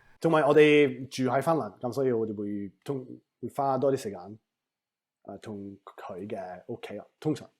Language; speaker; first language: Cantonese; non-native, fluent; Swedish